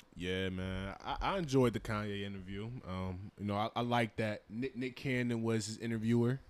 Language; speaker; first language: English; native; English